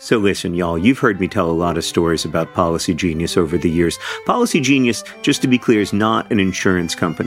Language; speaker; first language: English; native; English